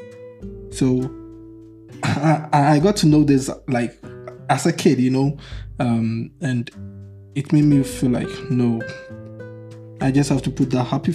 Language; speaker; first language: English; non-native, local second language; Akan